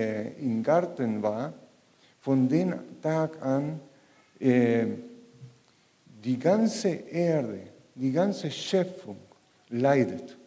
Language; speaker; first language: German; non-native, learner; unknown